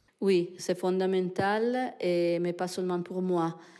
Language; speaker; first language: French; non-native, fluent; Italian